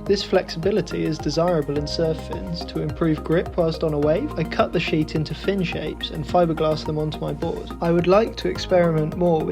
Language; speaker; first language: English; native; English